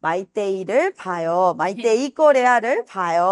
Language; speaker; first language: Korean; non-native, fluent; Spanish